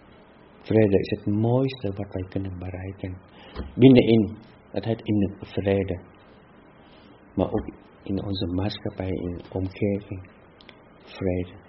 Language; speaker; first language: Dutch; non-native, fluent; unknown